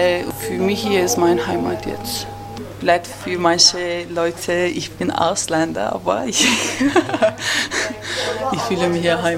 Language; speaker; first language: German; non-native, learner; Turkish